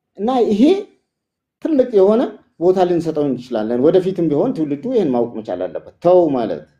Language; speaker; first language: Amharic; non-native, local second language; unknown